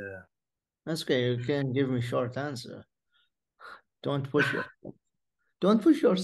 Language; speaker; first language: English; non-native, fluent; Arabic